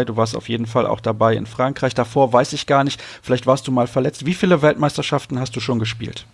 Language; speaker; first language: German; native; German